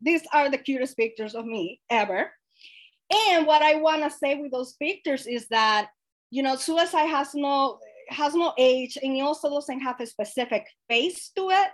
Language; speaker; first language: English; non-native, fluent; Spanish